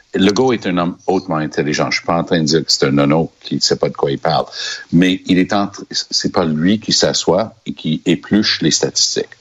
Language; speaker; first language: French; native; French